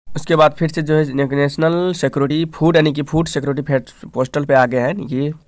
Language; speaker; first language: Hindi; native; Hindi